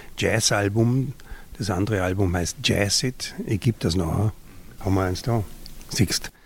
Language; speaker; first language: German; native; German